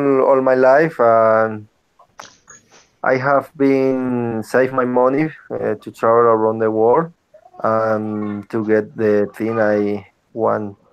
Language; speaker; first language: English; non-native, learner; Spanish